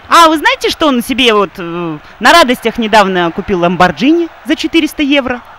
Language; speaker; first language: Russian; non-native, local second language; Armenian